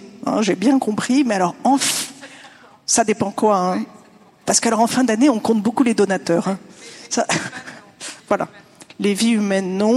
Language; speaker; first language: French; native; French